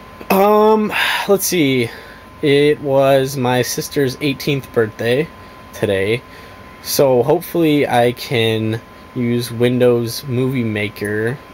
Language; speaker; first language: English; native; English